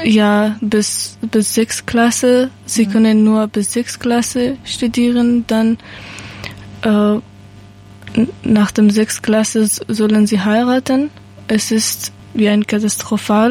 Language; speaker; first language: German; non-native, learner; Persian